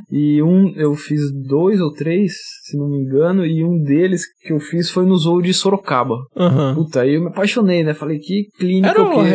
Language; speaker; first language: Portuguese; native; Portuguese